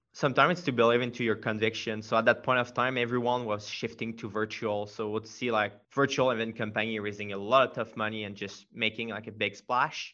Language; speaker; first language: English; non-native, fluent; French